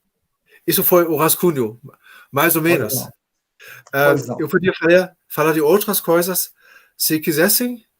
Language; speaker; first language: Portuguese; non-native, fluent; German